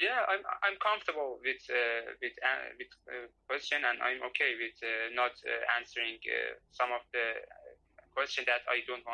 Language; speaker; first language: English; non-native, learner; Persian